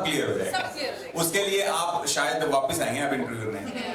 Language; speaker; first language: Hindi; native; Hindi